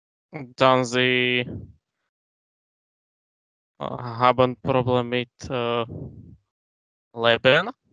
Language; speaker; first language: German; non-native, learner; Slovak